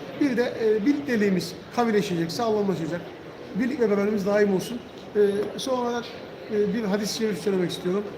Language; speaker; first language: Turkish; native; Turkish